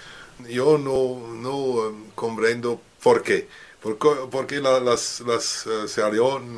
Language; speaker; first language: Spanish; non-native, learner; French